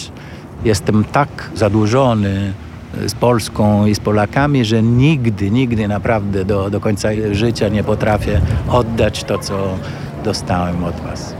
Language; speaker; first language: Polish; non-native, fluent; Italian